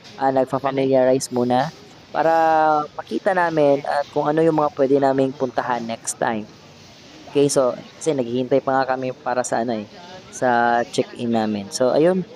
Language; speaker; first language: Filipino; non-native, local second language; Hiligaynon